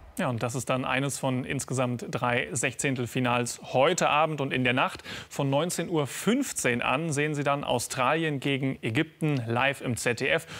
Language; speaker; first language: German; native; German